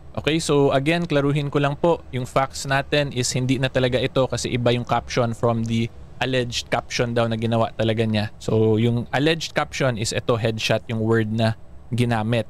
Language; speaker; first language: Filipino; non-native, local second language; Cebuano